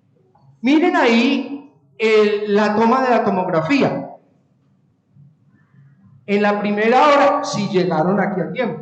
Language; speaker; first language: Spanish; native; Spanish